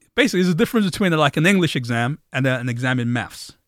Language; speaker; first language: English; non-native, local second language; Yoruba